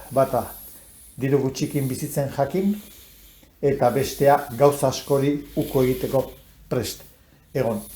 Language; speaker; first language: Basque; native; Basque